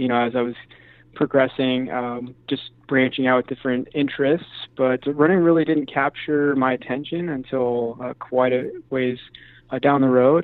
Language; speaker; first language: English; native; English